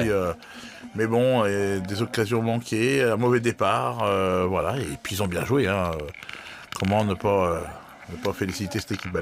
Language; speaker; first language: French; native; French